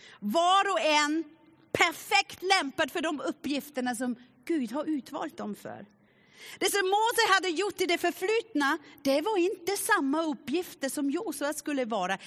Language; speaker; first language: Swedish; non-native, fluent; German